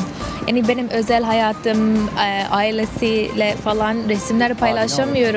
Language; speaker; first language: Turkish; non-native, fluent; English